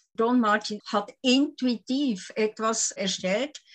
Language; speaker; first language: German; native; German